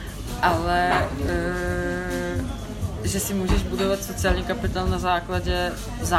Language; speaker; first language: Czech; early bilingual, heritage; Czech